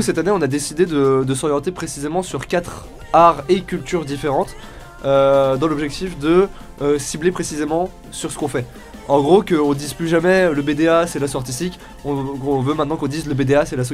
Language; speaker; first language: French; native; French